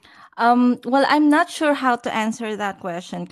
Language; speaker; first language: English; non-native, local second language; Filipino